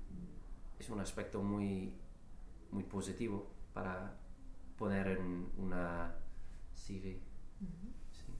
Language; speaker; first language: Spanish; non-native, fluent; English